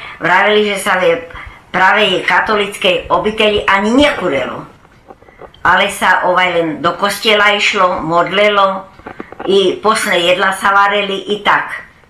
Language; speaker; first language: Slovak; early bilingual, heritage; Slovak